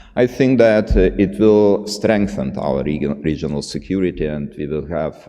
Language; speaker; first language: English; non-native, fluent; Lithuanian